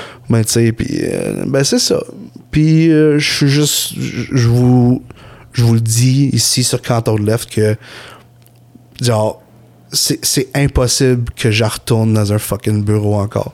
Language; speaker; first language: French; native; French